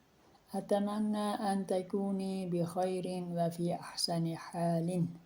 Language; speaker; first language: Arabic; non-native, fluent; Uzbek